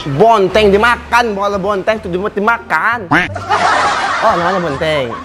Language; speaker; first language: Indonesian; native; Indonesian